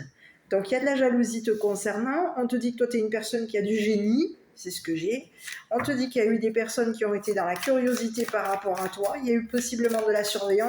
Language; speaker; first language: French; native; French